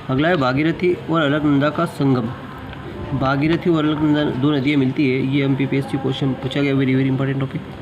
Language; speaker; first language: Hindi; native; Hindi